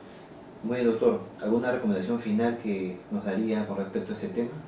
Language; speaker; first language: Spanish; native; Spanish